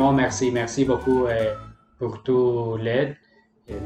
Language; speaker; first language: French; non-native, fluent; Spanish